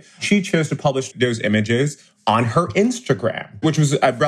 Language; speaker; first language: English; native; English